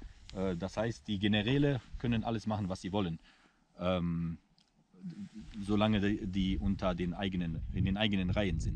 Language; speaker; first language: German; non-native, fluent; Bosnian